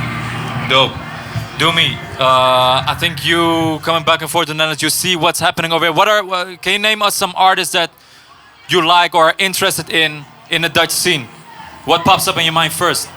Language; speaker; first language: English; non-native, fluent; Dutch